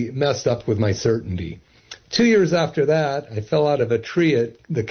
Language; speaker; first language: English; native; English